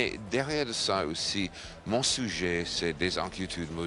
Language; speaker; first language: French; non-native, fluent; English